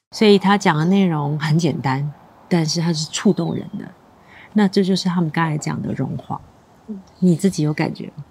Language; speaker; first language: Chinese; native; Chinese